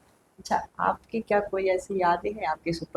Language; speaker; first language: Hindi; native; Hindi